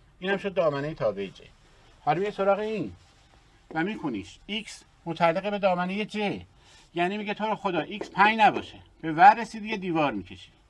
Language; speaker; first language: Persian; native; Persian